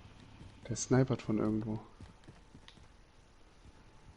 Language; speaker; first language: German; native; German